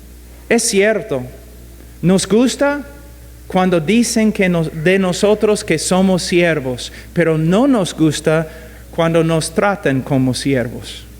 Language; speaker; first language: Spanish; non-native, fluent; English